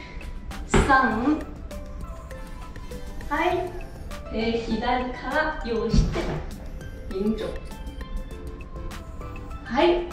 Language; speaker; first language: Japanese; non-native, fluent; Chinese